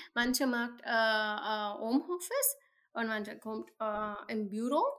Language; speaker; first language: German; non-native, learner; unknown